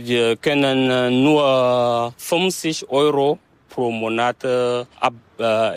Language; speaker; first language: German; non-native, learner; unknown